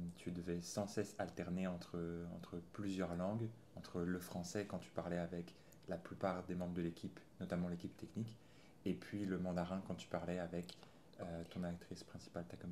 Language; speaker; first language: French; native; French